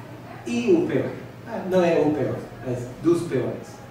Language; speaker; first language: Portuguese; non-native, learner; English